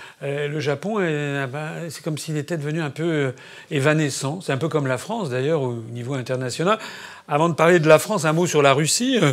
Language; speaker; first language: French; native; French